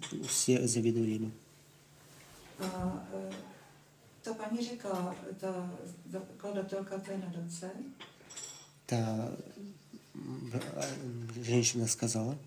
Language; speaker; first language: Czech; non-native, fluent; Russian